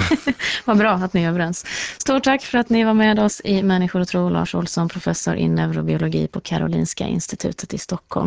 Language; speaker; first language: Swedish; native; Swedish